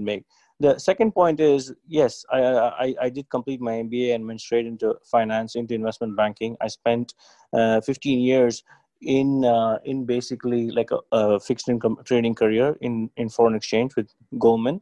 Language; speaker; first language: English; non-native, local second language; Tamil